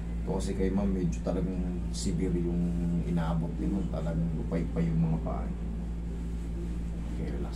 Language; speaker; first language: Filipino; native; Filipino